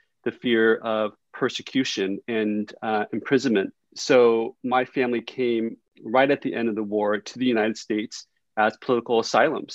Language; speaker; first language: English; early bilingual, other home language; Vietnamese